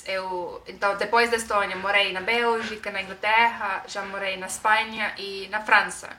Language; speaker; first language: Portuguese; non-native, fluent; Estonian